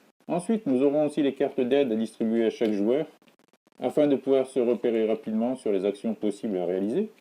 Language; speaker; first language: French; native; French